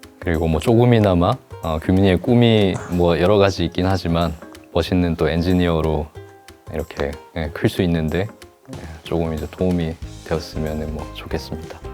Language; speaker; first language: Korean; native; Korean